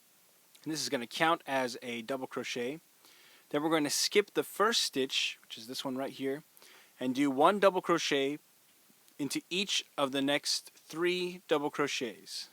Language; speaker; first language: English; native; English